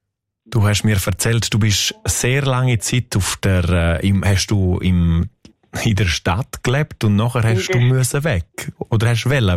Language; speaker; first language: German; native; German